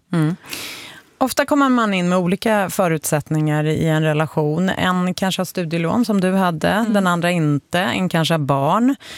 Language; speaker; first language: Swedish; native; Swedish